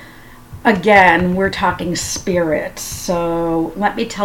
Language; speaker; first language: English; native; English